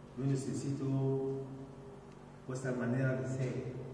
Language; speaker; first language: Spanish; non-native, learner; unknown